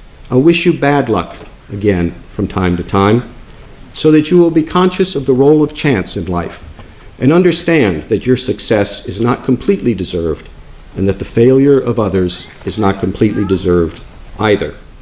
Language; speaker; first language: English; native; English